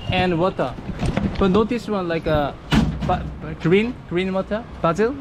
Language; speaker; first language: English; non-native, learner; Korean